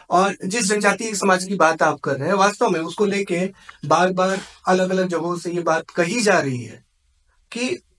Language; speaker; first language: Hindi; native; Hindi